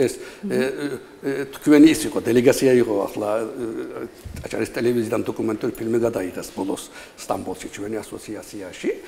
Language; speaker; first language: Georgian; non-native, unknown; Turkish